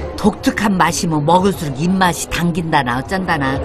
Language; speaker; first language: Korean; native; Korean